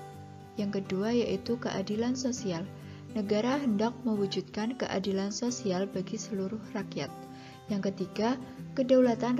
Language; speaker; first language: Indonesian; native; Indonesian